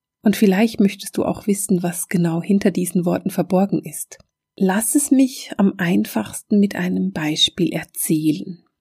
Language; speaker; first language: German; native; German